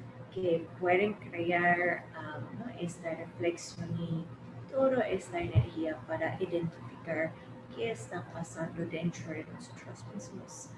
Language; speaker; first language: Spanish; early bilingual, heritage; English